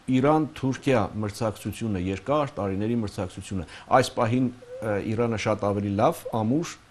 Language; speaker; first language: Armenian; native; Armenian